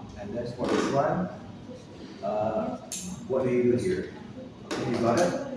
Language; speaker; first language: English; non-native, fluent; Indonesian